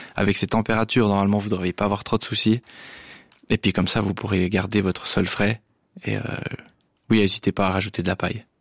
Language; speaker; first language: French; native; French